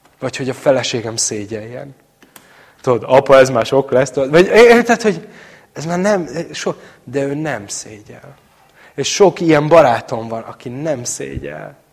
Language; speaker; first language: Hungarian; native; Hungarian